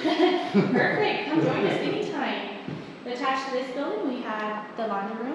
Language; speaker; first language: English; native; English